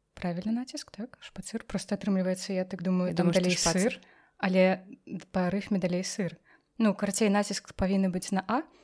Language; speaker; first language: Belarusian; non-native, local second language; Russian